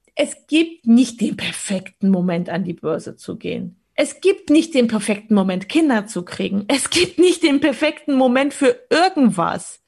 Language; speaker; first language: German; early bilingual, other home language; Polish